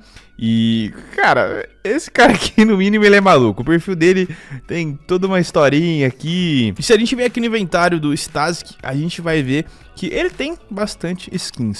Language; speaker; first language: Portuguese; native; Portuguese